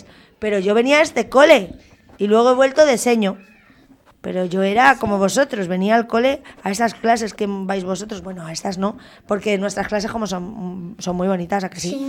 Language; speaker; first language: Spanish; native; Spanish